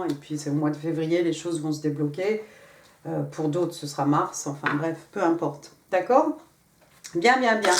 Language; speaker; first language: French; native; French